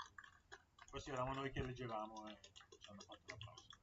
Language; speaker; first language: Italian; native; Italian